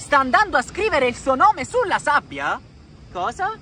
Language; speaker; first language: Italian; native; Italian